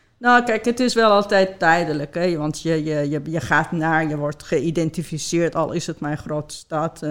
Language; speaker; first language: Dutch; non-native, fluent; Persian